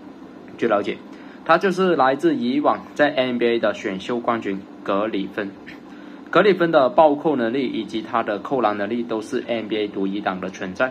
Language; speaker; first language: Chinese; native; Chinese